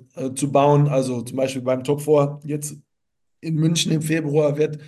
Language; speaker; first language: German; native; German